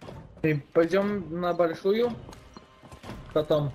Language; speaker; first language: Russian; non-native, local second language; Latvian